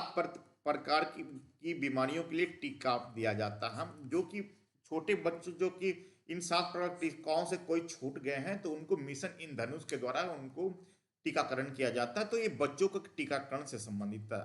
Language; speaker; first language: Hindi; native; Hindi